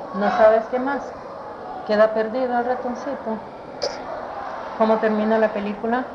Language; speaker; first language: Spanish; native; Spanish